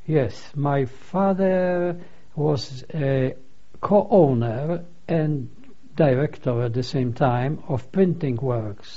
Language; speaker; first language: English; non-native, fluent; Polish